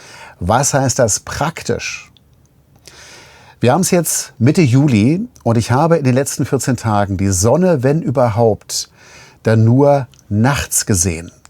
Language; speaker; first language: German; native; German